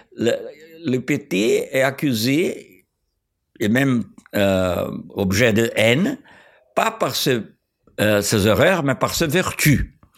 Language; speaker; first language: French; non-native, fluent; Portuguese